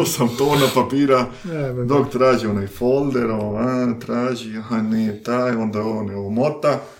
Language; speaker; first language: Croatian; non-native, fluent; Spanish